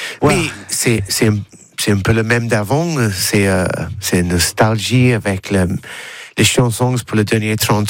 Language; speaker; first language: French; non-native, learner; English